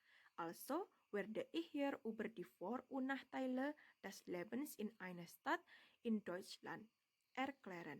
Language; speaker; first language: German; non-native, learner; Indonesian